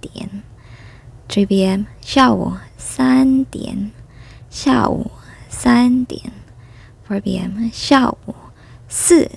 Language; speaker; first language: Chinese; non-native, fluent; Filipino